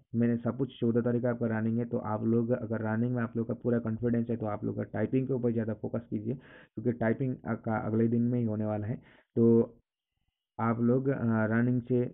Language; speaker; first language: Hindi; non-native, local second language; Assamese